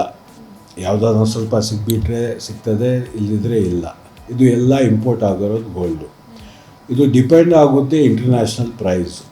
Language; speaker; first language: Kannada; non-native, local second language; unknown